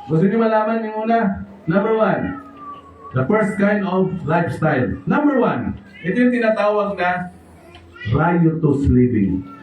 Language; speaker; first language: Filipino; non-native, local second language; Cebuano